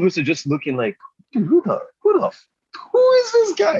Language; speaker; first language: English; non-native, local second language; Igbo